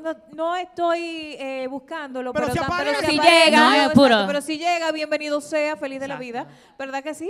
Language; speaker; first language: Spanish; native; Spanish